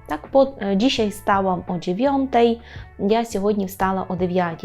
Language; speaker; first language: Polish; non-native, fluent; Ukrainian